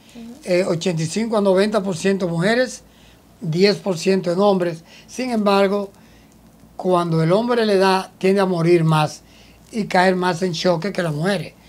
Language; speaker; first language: Spanish; native; Spanish